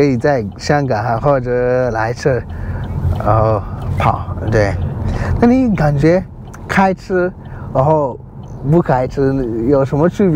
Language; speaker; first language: Chinese; non-native, learner; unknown